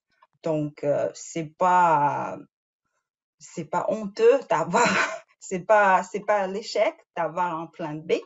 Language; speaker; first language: French; non-native, fluent; Chinese